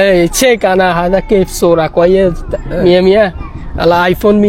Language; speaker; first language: Arabic; non-native, learner; Bangla